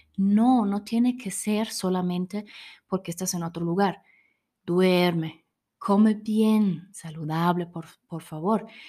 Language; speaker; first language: Spanish; non-native, fluent; German